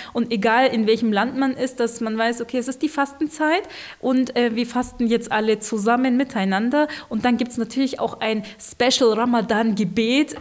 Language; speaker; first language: German; early bilingual, other home language; Turkish